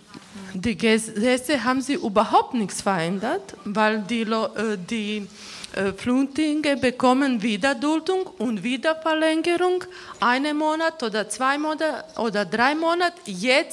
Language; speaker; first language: German; non-native, learner; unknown